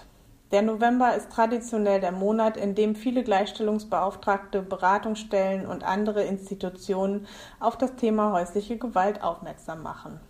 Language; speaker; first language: German; native; German